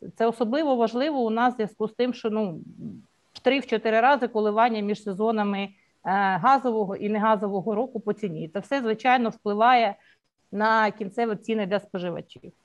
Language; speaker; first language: Ukrainian; native; Ukrainian